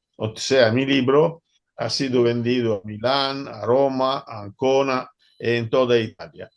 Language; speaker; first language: Spanish; non-native, fluent; Italian